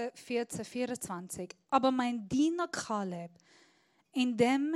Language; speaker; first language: German; non-native, fluent; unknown